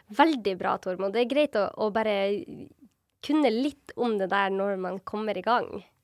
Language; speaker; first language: Norwegian; native; Norwegian